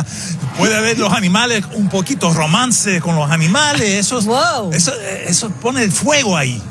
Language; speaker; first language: Spanish; non-native, learner; English